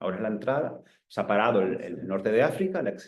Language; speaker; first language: Spanish; native; Spanish